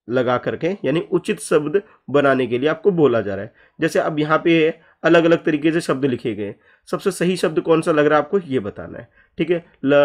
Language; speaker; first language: Hindi; native; Hindi